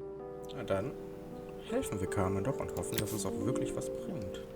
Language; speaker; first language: German; native; German